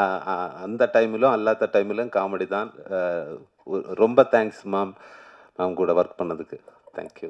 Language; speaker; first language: Tamil; non-native, learner; Malayalam